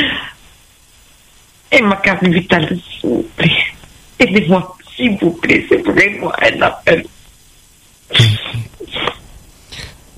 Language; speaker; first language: French; non-native, local second language; Arabic